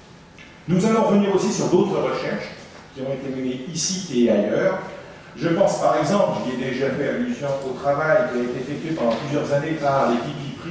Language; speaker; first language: French; native; French